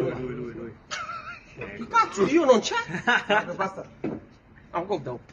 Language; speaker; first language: Italian; non-native, learner; Bangla